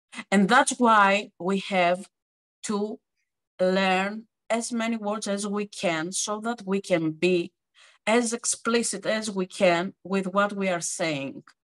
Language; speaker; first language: English; non-native, fluent; Greek